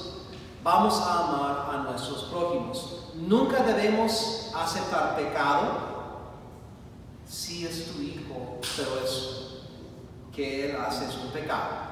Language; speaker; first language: Spanish; non-native, fluent; English